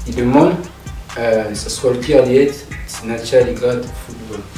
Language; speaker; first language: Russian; non-native, learner; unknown